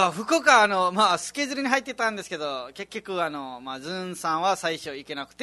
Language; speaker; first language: Japanese; non-native, fluent; Nepali